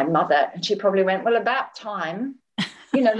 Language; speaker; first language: English; native; English